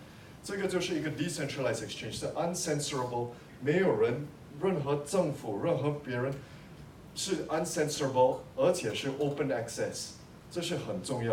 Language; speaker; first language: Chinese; non-native, local second language; English